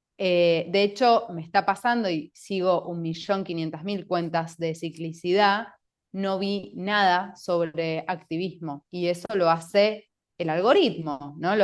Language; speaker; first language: Spanish; native; Spanish